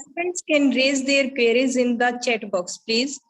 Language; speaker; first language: English; non-native, local second language; Hindi